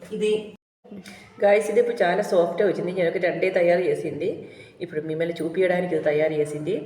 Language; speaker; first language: Telugu; non-native, local second language; Malayalam